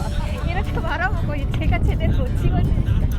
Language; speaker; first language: Korean; native; Korean